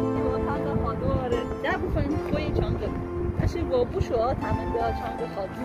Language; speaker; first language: Chinese; non-native, learner; Persian